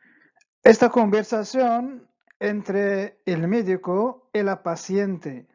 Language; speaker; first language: Spanish; non-native, fluent; Arabic